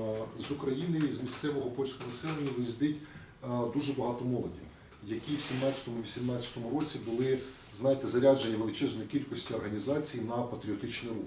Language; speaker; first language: Ukrainian; native; Ukrainian